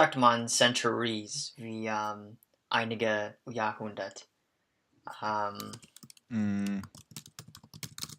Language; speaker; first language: German; non-native, learner; English